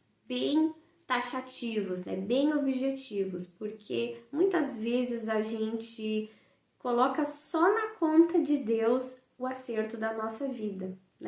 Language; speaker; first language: Portuguese; native; Portuguese